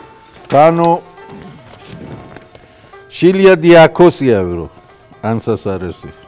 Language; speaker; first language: Greek; non-native, learner; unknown